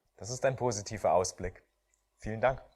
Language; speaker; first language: German; native; German